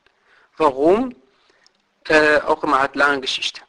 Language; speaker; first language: German; non-native, fluent; Persian